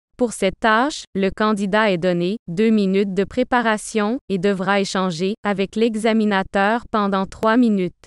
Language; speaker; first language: French; non-native, fluent; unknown